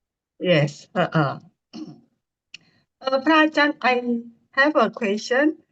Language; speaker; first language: English; non-native, learner; Indonesian